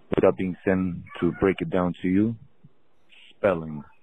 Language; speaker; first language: English; non-native, fluent; Romanian